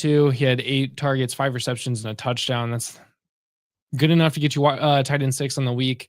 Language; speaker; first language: English; native; English